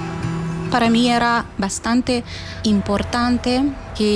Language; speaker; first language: Spanish; non-native, local second language; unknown